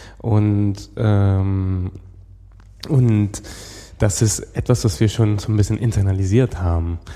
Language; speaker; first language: German; non-native, fluent; Spanish